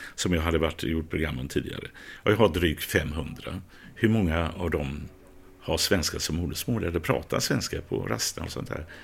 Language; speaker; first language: Swedish; native; Swedish